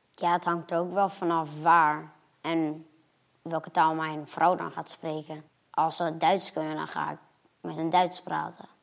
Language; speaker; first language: Dutch; early bilingual, other home language; German